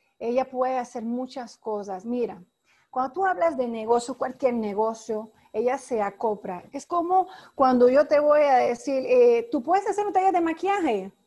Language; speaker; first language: Spanish; non-native, fluent; French